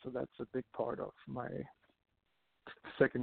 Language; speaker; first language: English; non-native, fluent; German